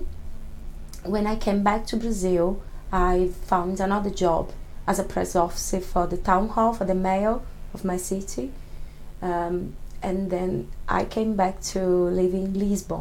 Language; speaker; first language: English; non-native, fluent; Portuguese